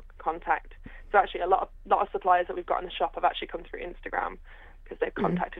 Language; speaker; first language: English; native; English